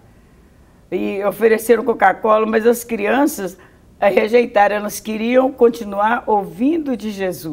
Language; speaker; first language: Portuguese; native; Portuguese